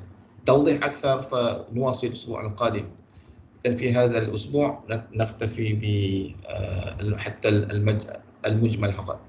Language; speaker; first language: Arabic; non-native, fluent; Malay